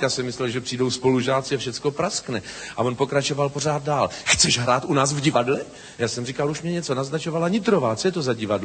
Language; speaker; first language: Czech; native; Czech